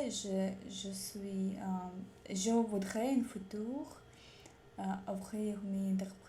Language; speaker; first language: French; non-native, learner; Russian